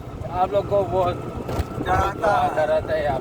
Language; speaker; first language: Hindi; non-native, local second language; Bangla